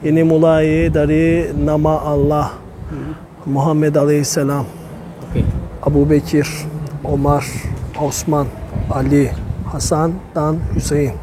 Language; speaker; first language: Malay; non-native, learner; Turkish